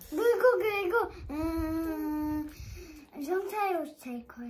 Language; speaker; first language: Korean; early bilingual, heritage; Korean